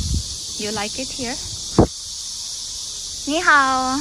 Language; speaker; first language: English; non-native, local second language; Hindi